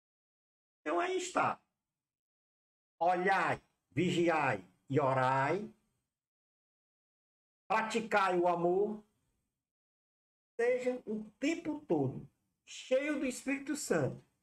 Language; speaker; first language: Portuguese; native; Portuguese